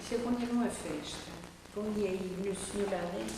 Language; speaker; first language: Portuguese; native; Portuguese